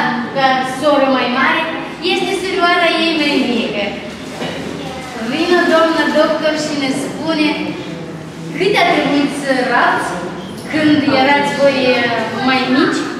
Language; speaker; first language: Romanian; native; Romanian